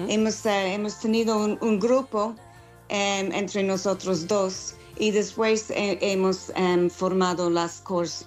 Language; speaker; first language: Spanish; non-native, fluent; English